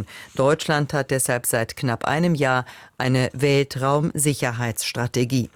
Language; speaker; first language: German; native; German